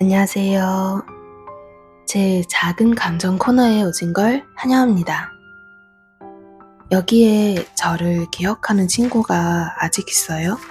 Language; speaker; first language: Korean; non-native, fluent; Vietnamese